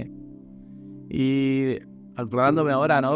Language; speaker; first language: Spanish; native; Spanish